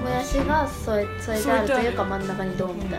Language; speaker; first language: Japanese; native; Japanese